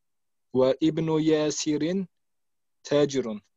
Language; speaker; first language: Arabic; non-native, learner; German